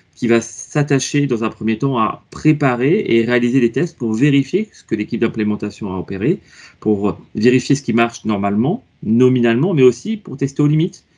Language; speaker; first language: French; native; French